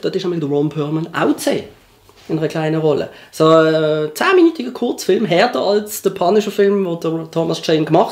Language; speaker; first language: German; native; German